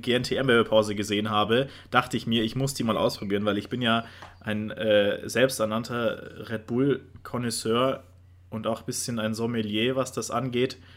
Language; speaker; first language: German; native; German